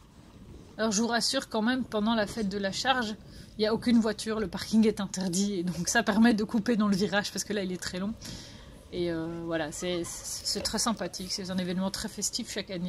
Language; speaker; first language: French; native; French